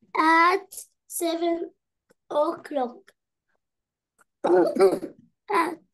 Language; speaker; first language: English; non-native, learner; Arabic